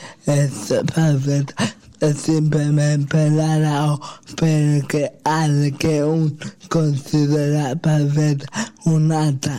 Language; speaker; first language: Catalan; non-native, local second language; Spanish